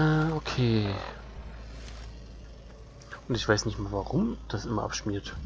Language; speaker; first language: German; native; German